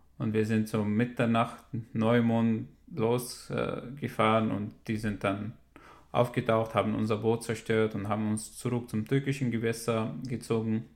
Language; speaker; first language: German; non-native, fluent; Arabic